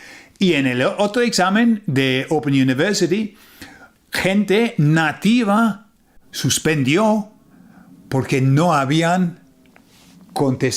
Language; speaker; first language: Spanish; non-native, fluent; English